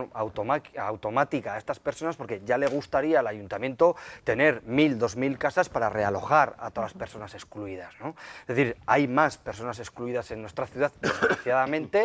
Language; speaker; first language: Spanish; native; Spanish